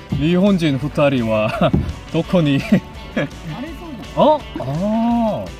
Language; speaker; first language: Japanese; non-native, learner; Korean